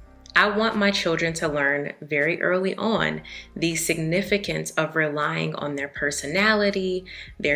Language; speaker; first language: English; native; English